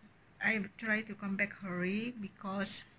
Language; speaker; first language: English; non-native, learner; Indonesian